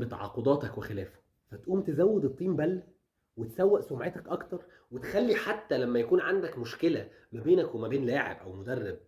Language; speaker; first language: Arabic; native; Arabic